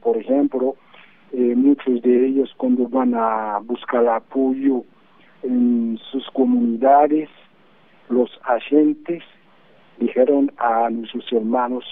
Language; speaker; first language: Spanish; non-native, fluent; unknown